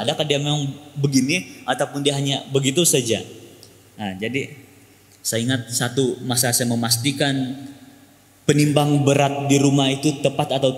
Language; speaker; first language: Malay; native; Malay